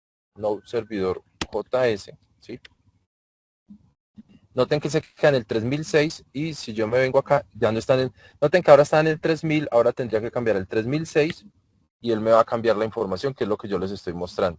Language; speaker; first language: Spanish; native; Spanish